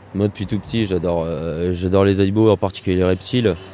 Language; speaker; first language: French; native; French